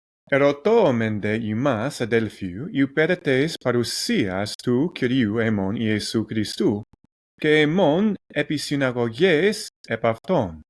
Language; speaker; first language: Greek; non-native, learner; English